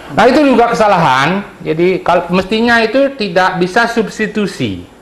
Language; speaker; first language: Indonesian; non-native, local second language; Balinese